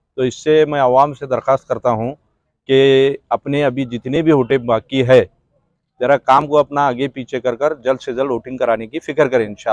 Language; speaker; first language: Hindi; native; Hindi